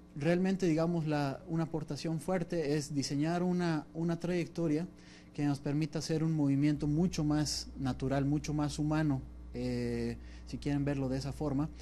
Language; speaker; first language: Spanish; native; Spanish